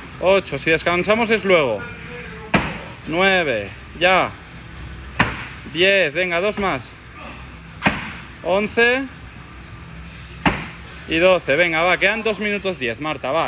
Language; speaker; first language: Spanish; non-native, local second language; Catalan